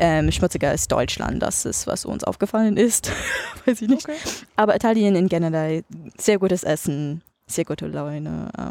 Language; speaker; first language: German; non-native, fluent; English